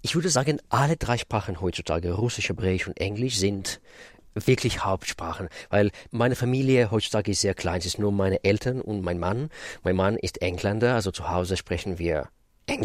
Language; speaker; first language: German; non-native, fluent; Russian